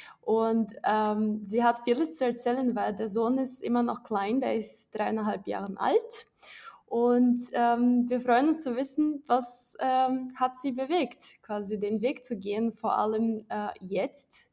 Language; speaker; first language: German; non-native, fluent; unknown